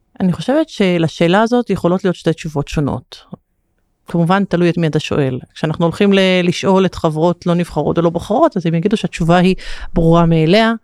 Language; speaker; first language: Hebrew; native; Hebrew